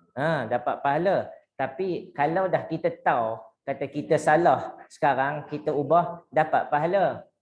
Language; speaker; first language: Malay; native; Malay